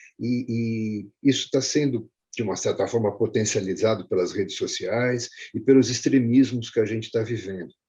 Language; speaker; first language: Portuguese; native; Portuguese